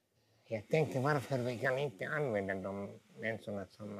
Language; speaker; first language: Swedish; non-native, local second language; Finnish